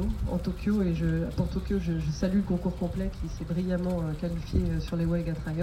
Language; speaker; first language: French; native; French